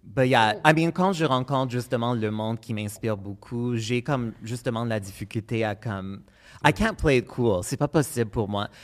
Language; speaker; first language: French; non-native, local second language; English